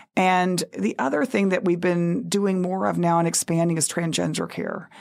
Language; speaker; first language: English; native; English